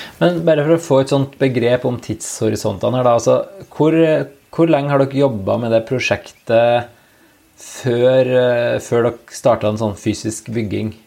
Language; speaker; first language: Norwegian; native; Norwegian